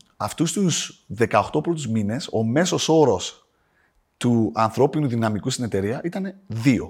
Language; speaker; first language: Greek; native; Greek